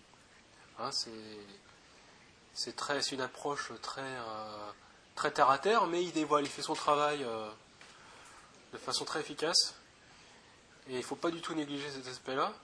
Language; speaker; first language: French; native; French